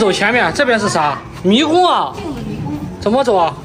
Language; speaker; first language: Chinese; native; Chinese